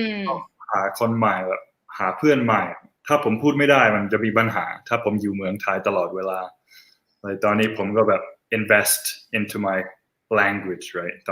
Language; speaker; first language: Thai; non-native, fluent; English